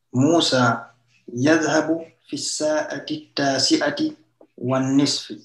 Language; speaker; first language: Arabic; non-native, learner; French